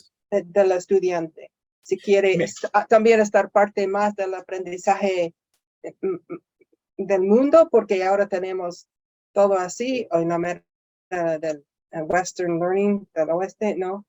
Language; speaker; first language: Spanish; non-native, fluent; English